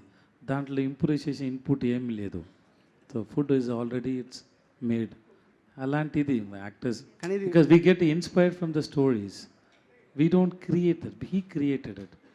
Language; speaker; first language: Telugu; non-native, learner; Tamil